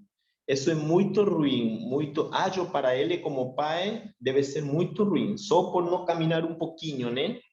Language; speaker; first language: Portuguese; non-native, learner; Spanish